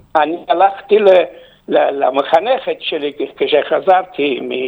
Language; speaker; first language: Hebrew; early bilingual, other home language; Romanian